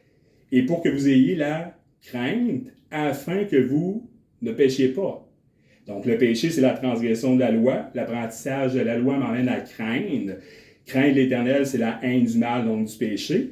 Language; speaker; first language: French; native; French